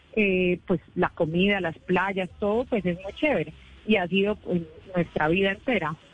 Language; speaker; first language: Spanish; native; Spanish